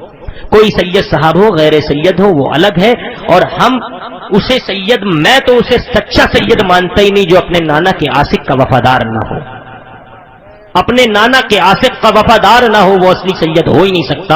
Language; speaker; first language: Urdu; native; Urdu